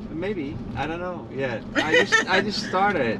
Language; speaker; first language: English; non-native, fluent; Dutch